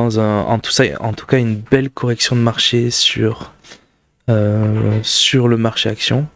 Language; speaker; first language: French; native; French